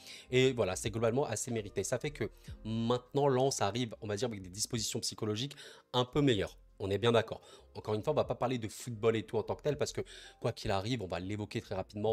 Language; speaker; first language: French; native; French